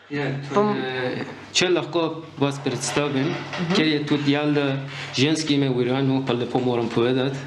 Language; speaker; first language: Slovenian; non-native, learner; Persian